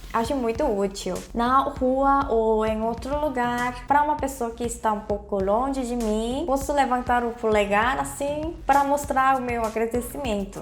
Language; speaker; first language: Portuguese; non-native, fluent; Korean